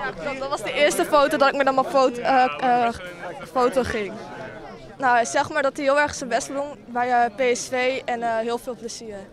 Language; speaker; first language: Dutch; native; Dutch